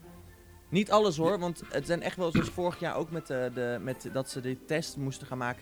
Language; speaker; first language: Dutch; native; Dutch